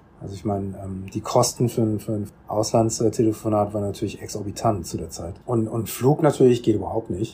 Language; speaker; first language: German; native; German